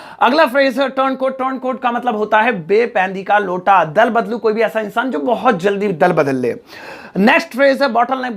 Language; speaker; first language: Hindi; native; Hindi